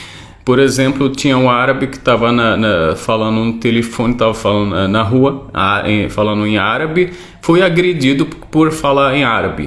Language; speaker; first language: Portuguese; non-native, fluent; Arabic